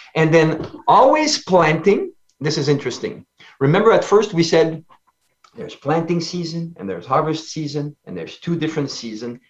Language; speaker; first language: English; non-native, fluent; French